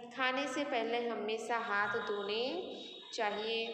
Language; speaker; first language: Hindi; non-native, local second language; Gujarati